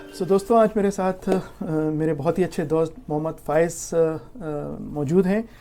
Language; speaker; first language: Urdu; native; Urdu